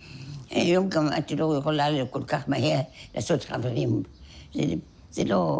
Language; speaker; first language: Hebrew; non-native, fluent; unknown